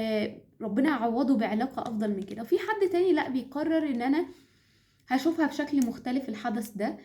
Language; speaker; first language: Arabic; native; Arabic